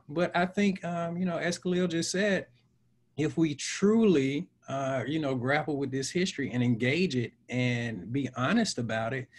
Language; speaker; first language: English; native; English